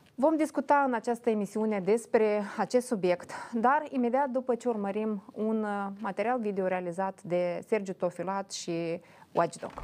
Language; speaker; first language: Romanian; native; Romanian